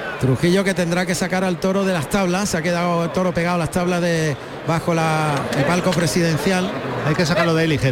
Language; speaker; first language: Spanish; native; Spanish